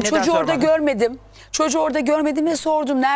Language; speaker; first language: Turkish; native; Turkish